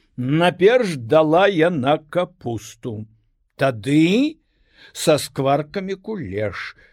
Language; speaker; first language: Belarusian; non-native, local second language; Russian